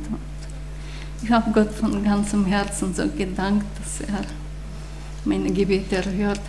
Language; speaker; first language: German; non-native, fluent; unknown